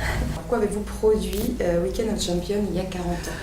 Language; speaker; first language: French; native; French